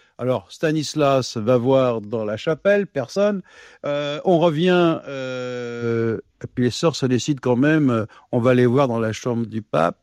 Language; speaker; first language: French; native; French